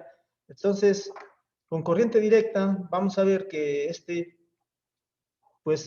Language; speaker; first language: Spanish; native; Spanish